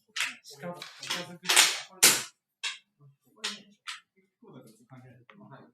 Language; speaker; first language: Japanese; native; Japanese